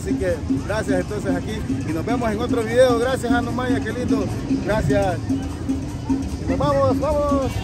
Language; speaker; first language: Spanish; native; Spanish